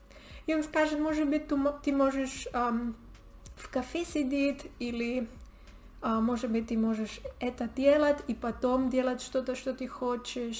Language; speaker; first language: Russian; non-native, learner; Spanish